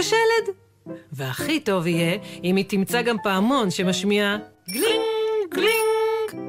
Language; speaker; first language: Hebrew; native; Hebrew